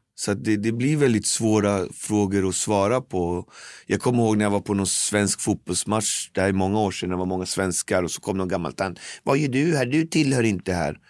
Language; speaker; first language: Swedish; native; Swedish